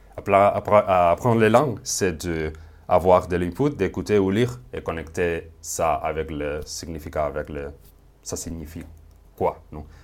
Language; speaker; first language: French; non-native, fluent; Spanish